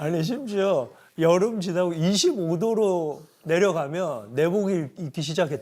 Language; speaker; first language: Korean; native; Korean